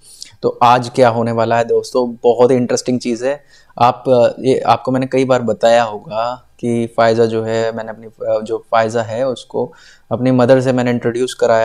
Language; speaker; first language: Hindi; native; Hindi